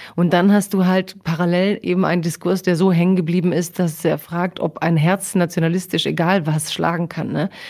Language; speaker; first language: German; early bilingual, other home language; Croatian